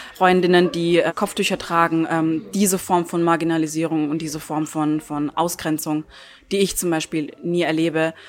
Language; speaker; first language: German; early bilingual, other home language; Turkish